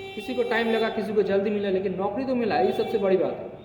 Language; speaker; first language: Hindi; non-native, local second language; Bangla